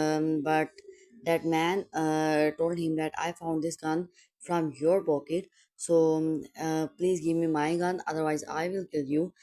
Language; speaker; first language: English; non-native, local second language; Urdu